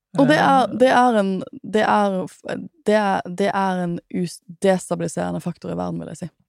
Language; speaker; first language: Norwegian; native; Norwegian